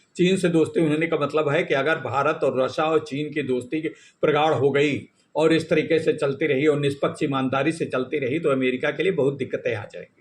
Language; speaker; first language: Hindi; native; Hindi